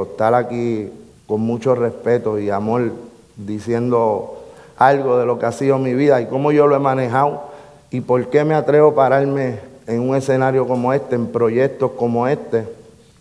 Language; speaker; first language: Spanish; native; Spanish